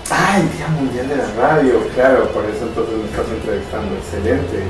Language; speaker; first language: Spanish; native; Spanish